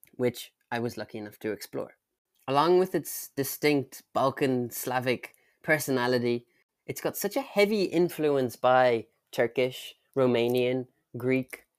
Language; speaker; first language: English; native; English